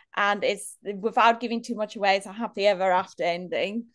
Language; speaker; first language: English; non-native, local second language; Afrikaans